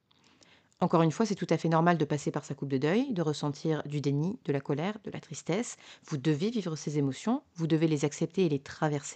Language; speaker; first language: French; native; French